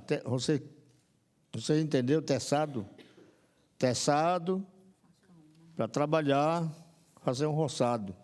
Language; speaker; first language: Portuguese; non-native, local second language; Yanomámi